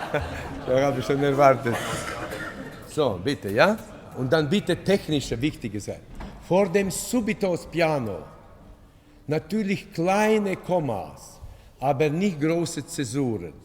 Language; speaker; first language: German; non-native, fluent; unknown